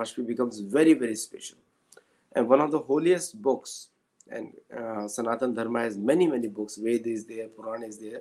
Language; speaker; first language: English; non-native, local second language; Marathi